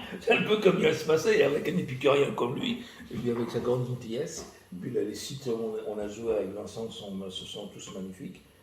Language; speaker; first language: French; early bilingual, other home language; Malagasy